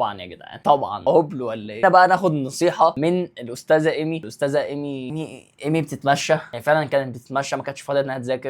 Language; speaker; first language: Arabic; native; Arabic